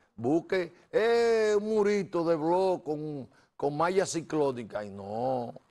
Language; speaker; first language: Spanish; native; Spanish